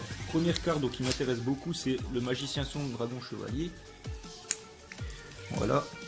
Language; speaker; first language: French; native; French